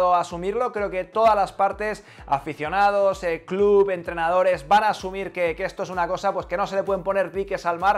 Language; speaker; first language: Spanish; native; Spanish